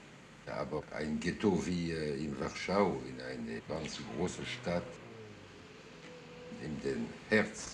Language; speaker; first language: German; non-native, fluent; French